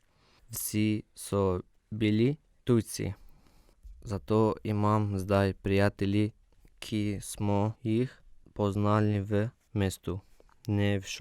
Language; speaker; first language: Slovenian; early bilingual, other home language; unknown